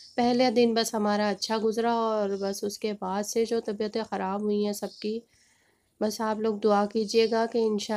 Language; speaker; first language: Hindi; native; Hindi